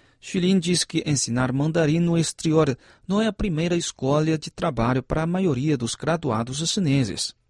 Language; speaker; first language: Portuguese; non-native, fluent; Chinese